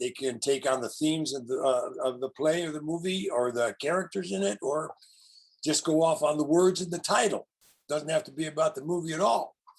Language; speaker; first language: English; native; English